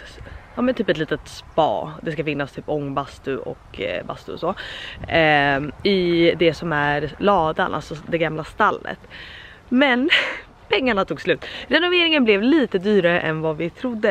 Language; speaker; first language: Swedish; native; Swedish